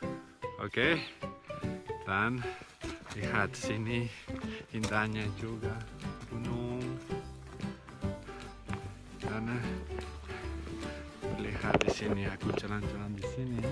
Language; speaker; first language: Indonesian; non-native, learner; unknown